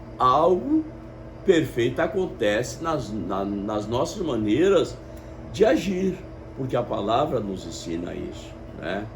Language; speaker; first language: Portuguese; native; Portuguese